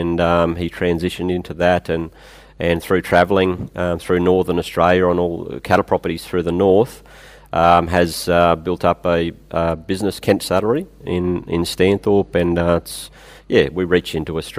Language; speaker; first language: English; native; English